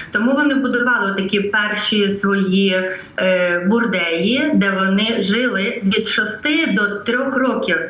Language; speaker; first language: Ukrainian; early bilingual, heritage; English